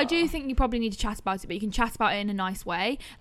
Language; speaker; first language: English; native; English